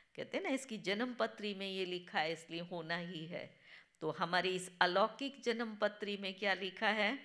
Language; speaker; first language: Hindi; non-native, local second language; Gujarati